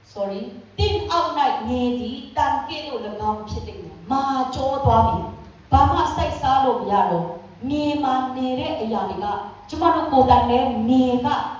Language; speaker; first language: Burmese; non-native, local second language; Kachin